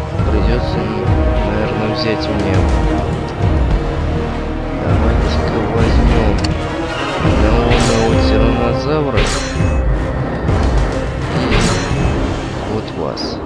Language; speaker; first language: Russian; native; Russian